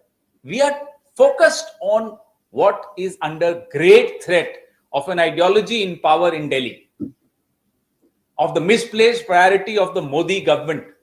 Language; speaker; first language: English; non-native, local second language; Hindi